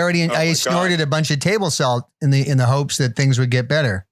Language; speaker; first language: English; native; English